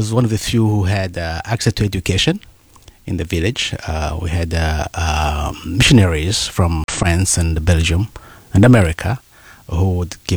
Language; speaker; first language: English; non-native, fluent; Rundi